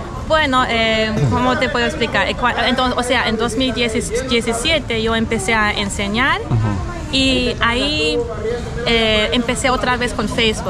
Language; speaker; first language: Spanish; non-native, fluent; German